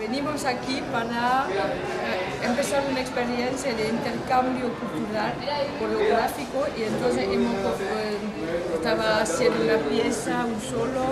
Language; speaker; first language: Spanish; non-native, learner; French